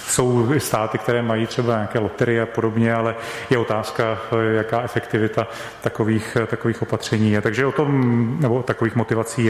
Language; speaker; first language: Czech; native; Czech